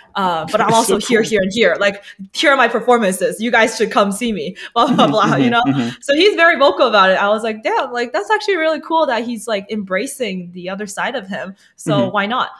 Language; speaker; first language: English; early bilingual, other home language; Chinese